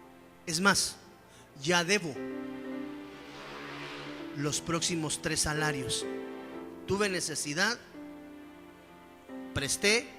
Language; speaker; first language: Spanish; native; Spanish